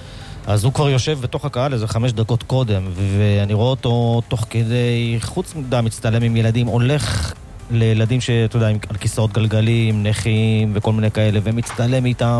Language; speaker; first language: Hebrew; native; Hebrew